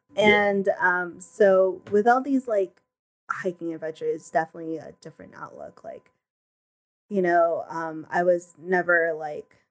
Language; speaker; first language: English; early bilingual, other home language; Filipino